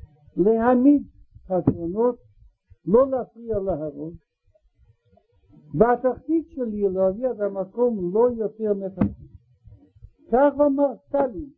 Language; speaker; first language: Hebrew; non-native, learner; Russian